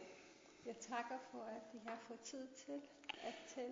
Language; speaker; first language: Danish; non-native, learner; Persian